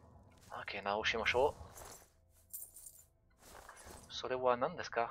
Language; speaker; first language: Japanese; non-native, learner; French